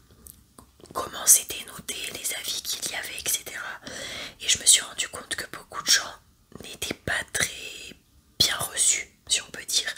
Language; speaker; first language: French; native; French